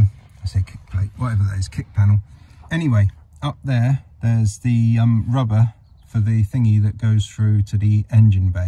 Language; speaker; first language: English; native; English